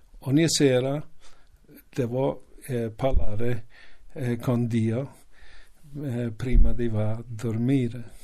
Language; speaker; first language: Italian; non-native, learner; Norwegian